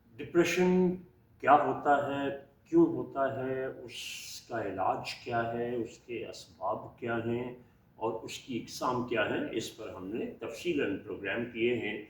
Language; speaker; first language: Urdu; native; Urdu